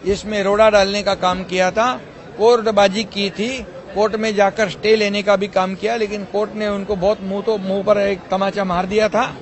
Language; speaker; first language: Hindi; non-native, local second language; Marathi